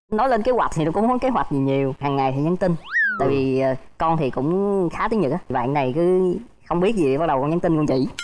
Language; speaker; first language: Vietnamese; native; Vietnamese